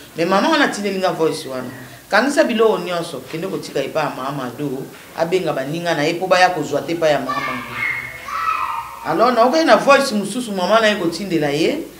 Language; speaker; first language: Lingala; non-native, local second language; Kongo